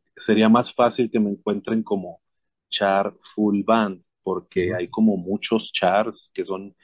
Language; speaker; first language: Spanish; native; Spanish